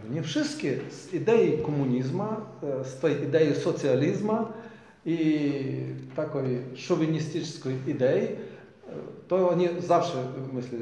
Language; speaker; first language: Polish; non-native, learner; Ukrainian